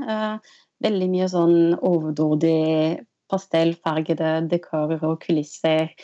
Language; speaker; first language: Norwegian; non-native, fluent; French